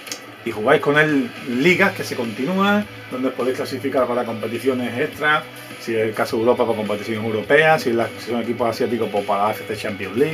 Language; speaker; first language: Spanish; native; Spanish